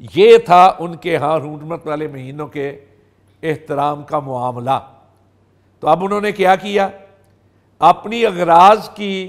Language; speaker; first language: Urdu; non-native, local second language; Punjabi